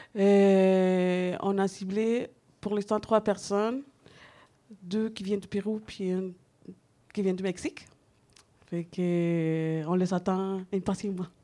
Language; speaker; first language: French; non-native, fluent; Spanish